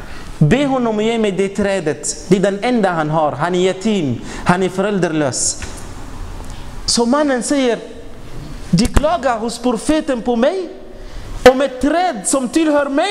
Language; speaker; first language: Swedish; non-native, fluent; Arabic